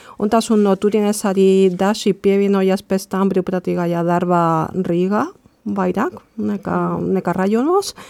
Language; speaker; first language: Latvian; non-native, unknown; Spanish